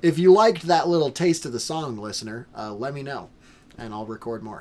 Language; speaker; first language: English; native; English